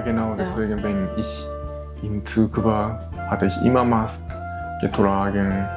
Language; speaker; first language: German; non-native, fluent; Japanese